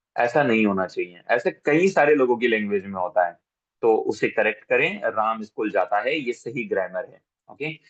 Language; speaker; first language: Hindi; native; Hindi